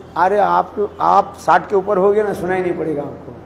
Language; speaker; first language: Hindi; non-native, local second language; Bangla